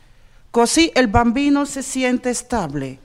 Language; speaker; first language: Italian; non-native, learner; Spanish